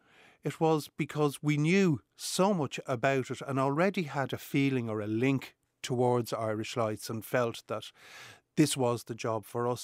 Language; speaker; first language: English; native; English